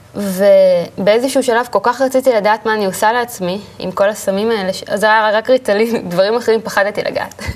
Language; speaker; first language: Hebrew; native; Hebrew